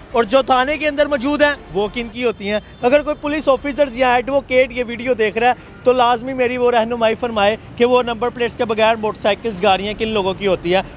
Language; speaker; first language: Urdu; native; Urdu